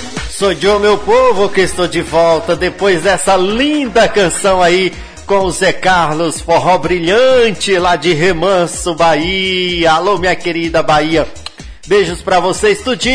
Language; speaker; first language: Portuguese; native; Portuguese